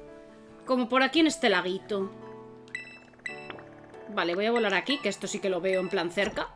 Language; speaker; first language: Spanish; native; Spanish